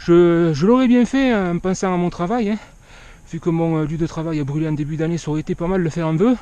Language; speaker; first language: French; native; French